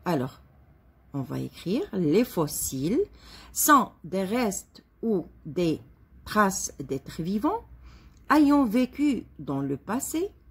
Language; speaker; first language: French; non-native, local second language; Arabic